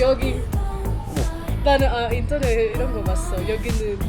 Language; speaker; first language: Korean; non-native, fluent; Spanish